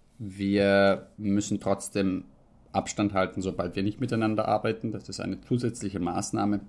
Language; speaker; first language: German; early bilingual, heritage; Italian